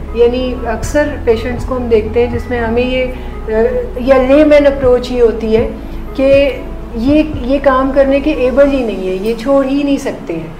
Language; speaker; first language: Urdu; native; Urdu